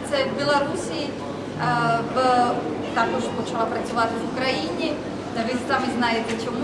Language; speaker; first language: Ukrainian; non-native, fluent; Czech